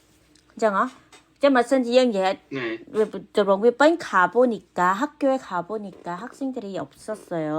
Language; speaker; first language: Korean; non-native, fluent; Khmer